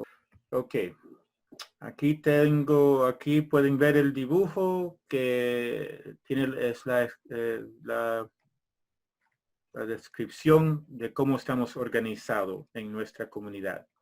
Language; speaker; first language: Spanish; non-native, fluent; English